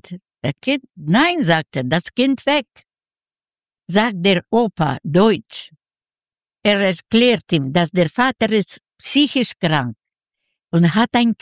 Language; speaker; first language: German; non-native, learner; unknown